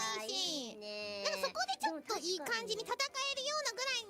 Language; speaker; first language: Japanese; native; Japanese